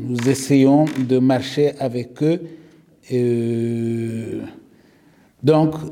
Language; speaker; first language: French; non-native, local second language; Kinyarwanda